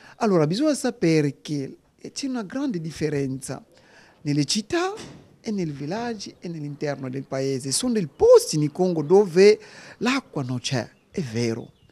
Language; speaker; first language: Italian; non-native, fluent; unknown